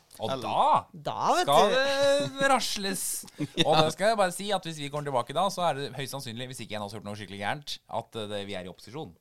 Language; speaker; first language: Norwegian; native; Norwegian